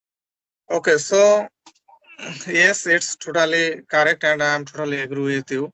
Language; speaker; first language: English; non-native, learner; Bangla